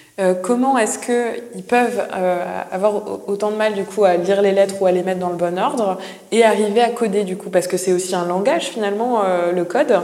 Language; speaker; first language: French; native; French